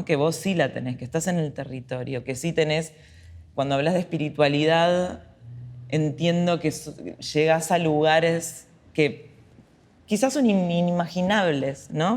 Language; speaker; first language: Spanish; native; Spanish